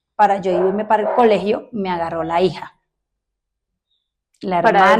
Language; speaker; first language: Spanish; native; Spanish